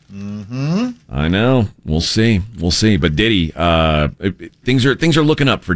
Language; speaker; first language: English; native; English